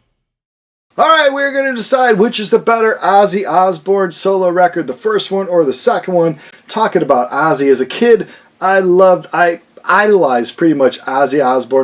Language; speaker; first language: English; native; English